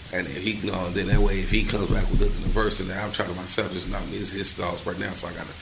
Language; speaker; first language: English; native; English